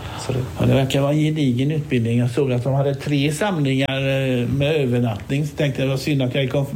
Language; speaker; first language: Swedish; native; Swedish